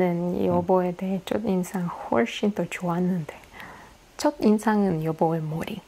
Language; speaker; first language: Korean; non-native, fluent; Russian